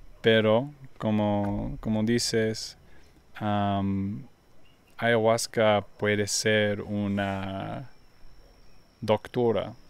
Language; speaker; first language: Spanish; non-native, learner; English